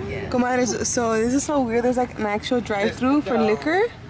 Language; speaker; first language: English; early bilingual, other home language; Spanish